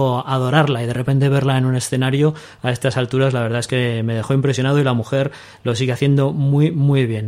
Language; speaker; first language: Spanish; native; Spanish